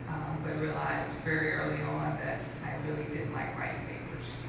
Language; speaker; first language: English; native; English